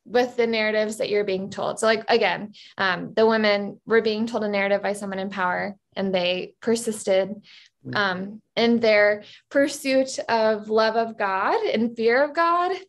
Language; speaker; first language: English; native; English